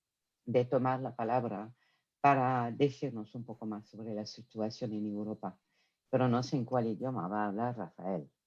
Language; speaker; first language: Spanish; non-native, fluent; French